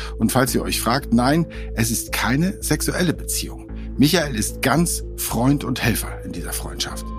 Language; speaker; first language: German; native; German